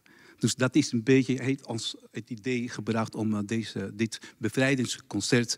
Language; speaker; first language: Dutch; non-native, fluent; Spanish